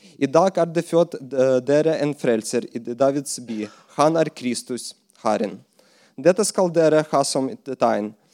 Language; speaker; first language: Norwegian; non-native, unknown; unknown